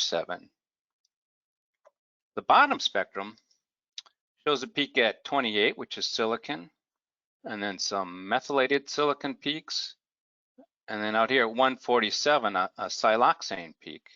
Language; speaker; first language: English; native; English